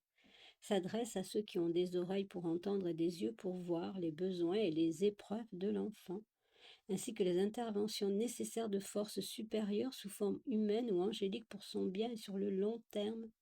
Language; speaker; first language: French; native; French